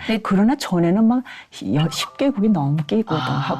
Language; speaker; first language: Korean; native; Korean